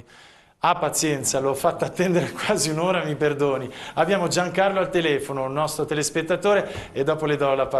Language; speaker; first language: Italian; native; Italian